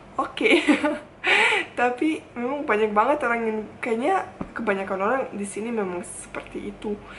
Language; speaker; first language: Indonesian; non-native, fluent; Bosnian